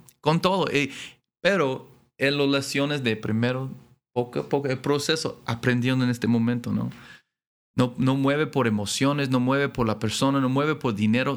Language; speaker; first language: Spanish; non-native, learner; English